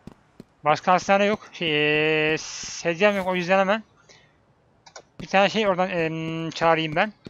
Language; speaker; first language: Turkish; native; Turkish